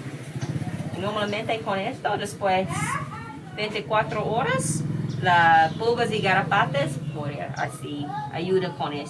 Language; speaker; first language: Spanish; non-native, learner; English